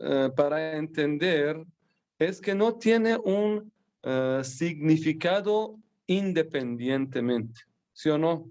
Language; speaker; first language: Spanish; non-native, fluent; Persian